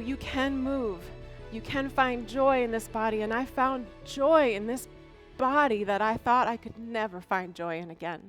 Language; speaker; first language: English; native; English